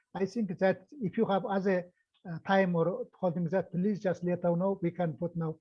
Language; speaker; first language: English; non-native, learner; Mongolian